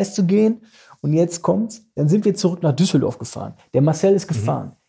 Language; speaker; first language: German; native; German